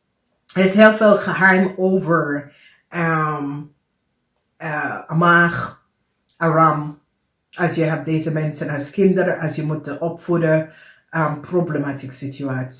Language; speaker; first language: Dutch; non-native, learner; English